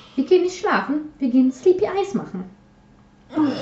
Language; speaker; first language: German; early bilingual, other home language; Polish